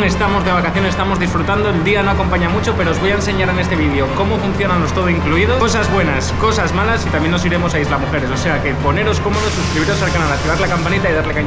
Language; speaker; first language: Spanish; native; Spanish